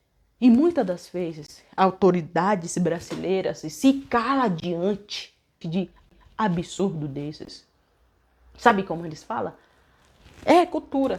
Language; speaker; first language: Portuguese; non-native, local second language; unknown